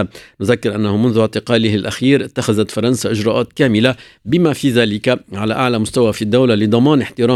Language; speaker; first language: Arabic; native; Arabic